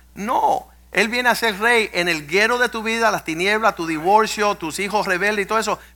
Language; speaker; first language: Spanish; early bilingual, heritage; Spanish